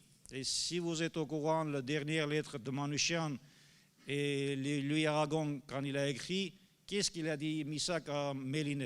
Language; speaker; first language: French; non-native, fluent; Armenian